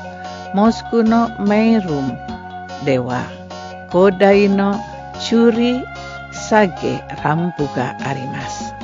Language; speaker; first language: Japanese; non-native, learner; Indonesian